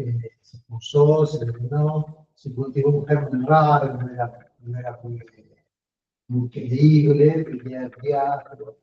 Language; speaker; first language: Spanish; native; Spanish